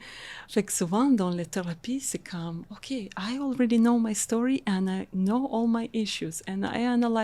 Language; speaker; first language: French; non-native, fluent; Russian